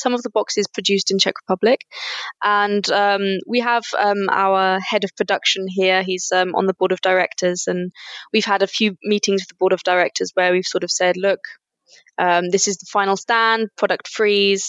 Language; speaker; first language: English; native; English